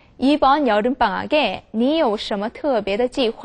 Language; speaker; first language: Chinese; non-native, fluent; Korean